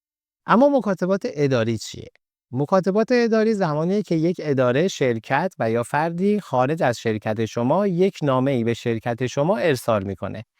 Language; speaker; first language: Persian; native; Persian